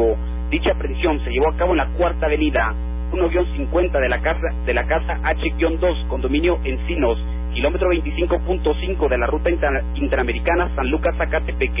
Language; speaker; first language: Spanish; native; Spanish